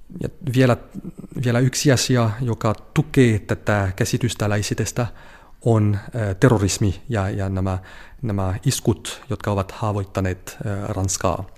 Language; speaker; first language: Finnish; non-native, fluent; French